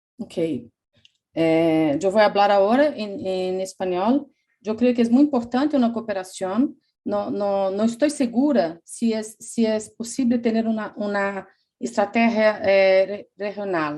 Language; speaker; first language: Spanish; non-native, fluent; Portuguese